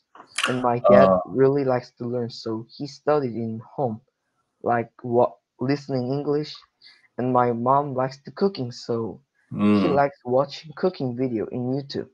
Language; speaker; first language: English; non-native, learner; Korean